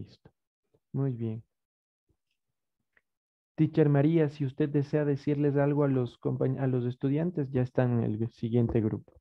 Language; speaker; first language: Spanish; native; Spanish